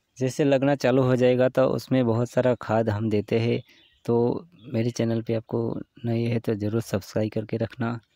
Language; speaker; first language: Hindi; non-native, local second language; Gujarati